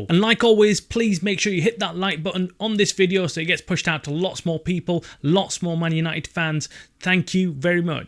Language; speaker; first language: English; native; English